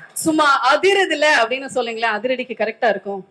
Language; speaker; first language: Tamil; native; Tamil